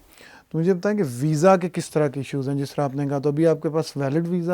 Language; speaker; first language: Urdu; native; Urdu